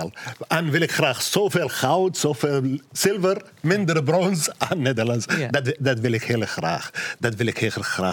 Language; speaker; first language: Dutch; non-native, learner; Arabic